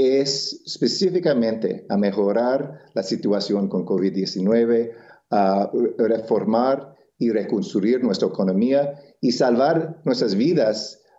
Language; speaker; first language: Spanish; non-native, local second language; English